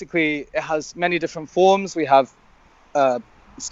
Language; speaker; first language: English; native; English